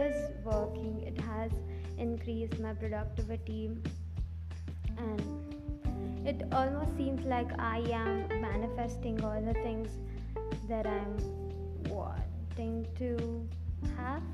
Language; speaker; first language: English; non-native, local second language; Hindi